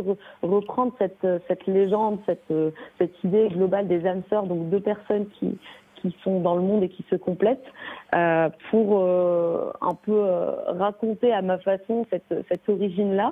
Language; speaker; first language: French; native; French